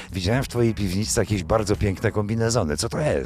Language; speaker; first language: Polish; native; Polish